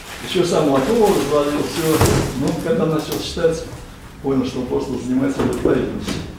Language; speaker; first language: Russian; native; Russian